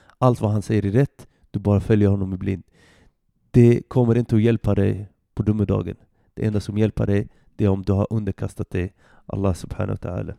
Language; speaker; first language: Swedish; early bilingual, other home language; Arabic